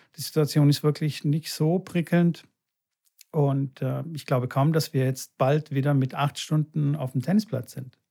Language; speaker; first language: German; early bilingual, other home language; Bulgarian